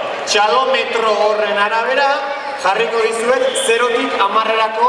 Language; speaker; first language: Basque; native; Basque